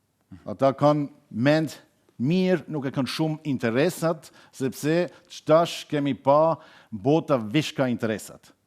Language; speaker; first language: Albanian; non-native, fluent; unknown